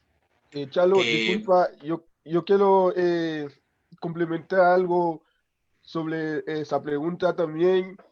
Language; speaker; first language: Spanish; non-native, local second language; Haitian Creole